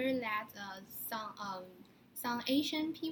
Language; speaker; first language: English; non-native, learner; Chinese